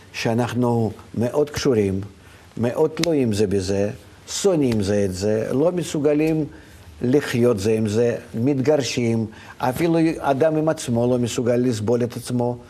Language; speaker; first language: Hebrew; non-native, fluent; Russian